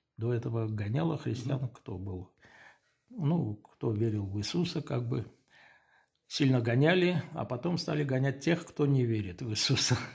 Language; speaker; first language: Russian; non-native, local second language; Armenian